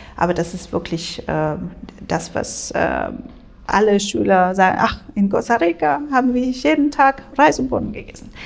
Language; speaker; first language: German; non-native, fluent; Spanish